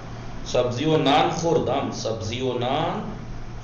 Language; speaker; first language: Persian; non-native, fluent; Urdu